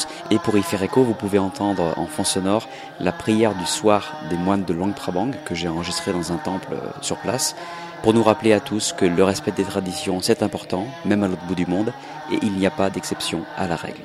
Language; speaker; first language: French; native; French